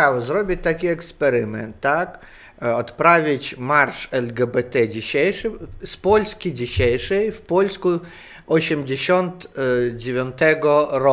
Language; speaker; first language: Polish; non-native, learner; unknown